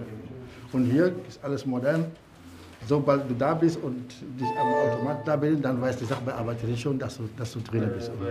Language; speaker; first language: German; non-native, fluent; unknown